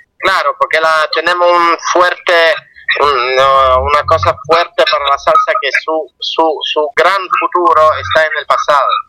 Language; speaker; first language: Spanish; non-native, fluent; Italian